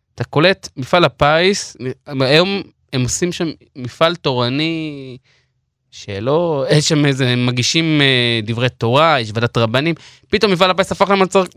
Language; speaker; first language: Hebrew; non-native, local second language; Yiddish